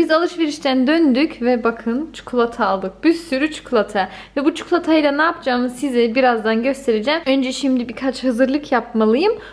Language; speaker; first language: Turkish; early bilingual, heritage; Turkish